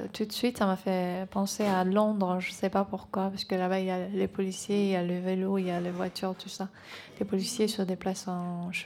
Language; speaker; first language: French; non-native, fluent; Kurdish